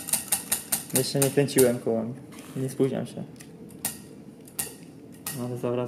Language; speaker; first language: Polish; native; Polish